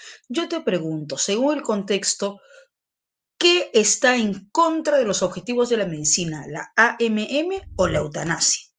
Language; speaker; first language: Spanish; native; Spanish